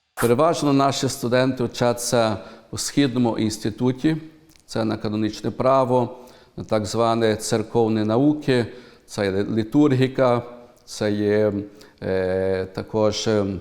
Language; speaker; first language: Ukrainian; early bilingual, heritage; Ukrainian